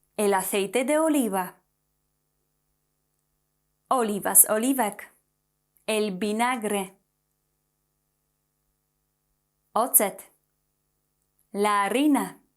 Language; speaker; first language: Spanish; non-native, fluent; Polish